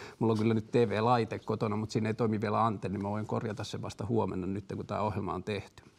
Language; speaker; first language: Finnish; native; Finnish